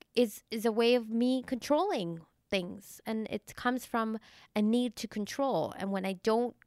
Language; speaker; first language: English; early bilingual, other home language; Spanish